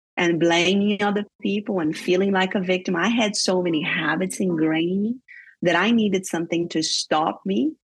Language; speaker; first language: English; non-native, fluent; Portuguese